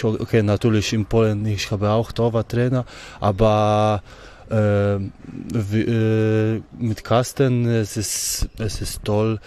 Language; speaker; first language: German; non-native, learner; Polish